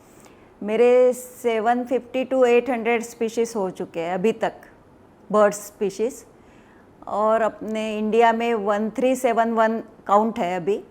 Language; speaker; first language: Hindi; non-native, local second language; Marathi